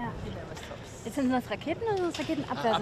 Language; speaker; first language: German; native; German